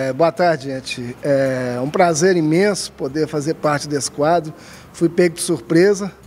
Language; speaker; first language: Portuguese; native; Portuguese